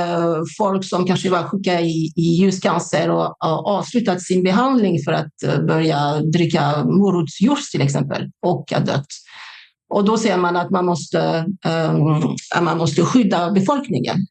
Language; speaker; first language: Swedish; non-native, fluent; French